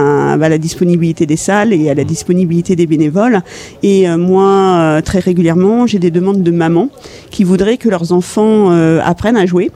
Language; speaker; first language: French; native; French